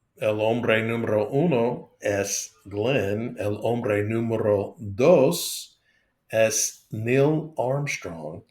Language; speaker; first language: Spanish; non-native, learner; English